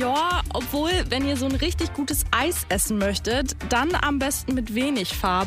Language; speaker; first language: German; native; German